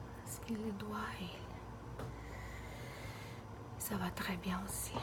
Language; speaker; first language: French; non-native, fluent; Portuguese